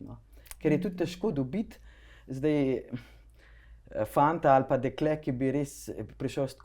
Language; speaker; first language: Slovenian; native; Slovenian